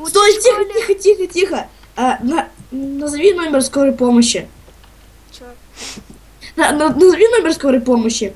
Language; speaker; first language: Russian; native; Russian